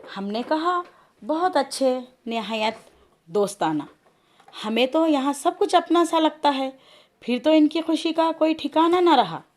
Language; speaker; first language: Urdu; native; Urdu